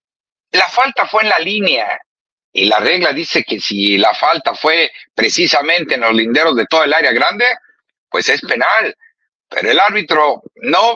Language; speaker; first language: Spanish; native; Spanish